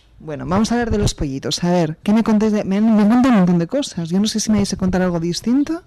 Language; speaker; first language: Spanish; native; Spanish